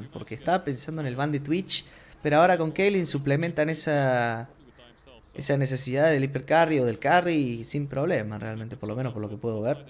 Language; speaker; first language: Spanish; native; Spanish